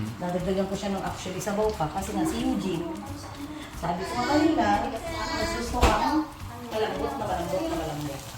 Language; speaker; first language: Filipino; non-native, local second language; Bikol